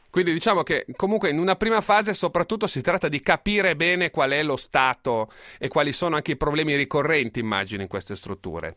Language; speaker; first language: Italian; native; Italian